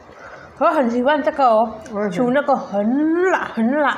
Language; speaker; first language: Chinese; non-native, learner; Indonesian